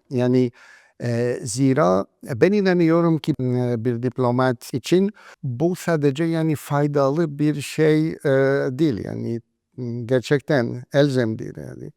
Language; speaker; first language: Turkish; non-native, fluent; Polish